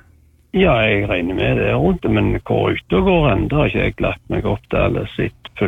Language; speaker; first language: Norwegian; native; Norwegian